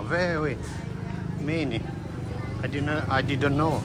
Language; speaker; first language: English; non-native, learner; Dutch